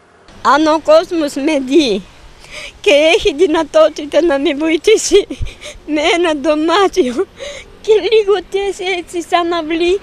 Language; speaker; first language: Greek; non-native, fluent; Bulgarian